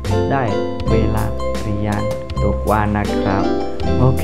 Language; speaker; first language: Thai; non-native, fluent; Indonesian